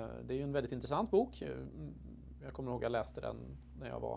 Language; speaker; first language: Swedish; native; Swedish